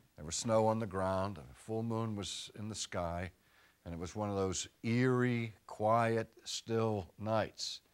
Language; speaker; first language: English; native; English